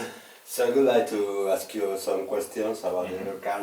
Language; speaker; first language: English; non-native, learner; Spanish